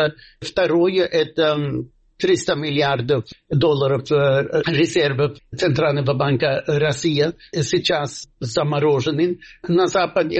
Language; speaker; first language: Russian; non-native, fluent; Swedish